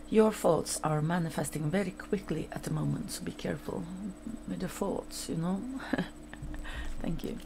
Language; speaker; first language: English; non-native, fluent; Norwegian